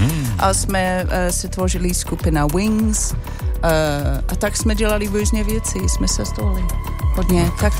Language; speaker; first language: Czech; non-native, fluent; English